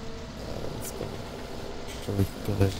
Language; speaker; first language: French; native; French